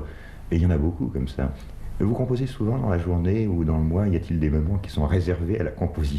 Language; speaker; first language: French; native; French